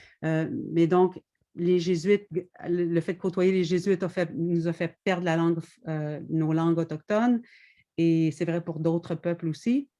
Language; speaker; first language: French; native; French